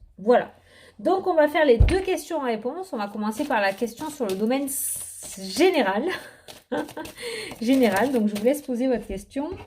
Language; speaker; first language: French; native; French